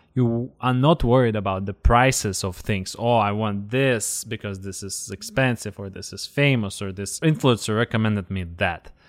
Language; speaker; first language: English; non-native, fluent; Russian